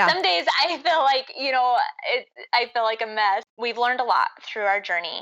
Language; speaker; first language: English; native; English